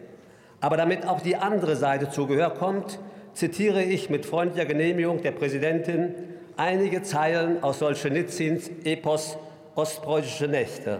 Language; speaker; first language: German; native; German